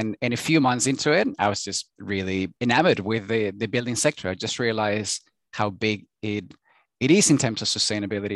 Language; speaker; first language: English; non-native, fluent; Spanish